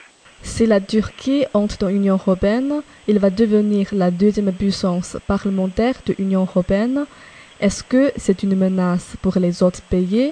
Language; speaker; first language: French; non-native, fluent; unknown